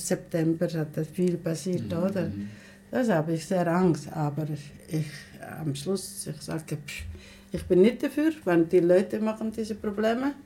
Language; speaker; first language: German; non-native, learner; Somali